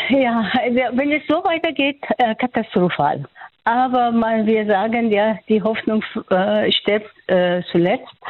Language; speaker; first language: German; non-native, fluent; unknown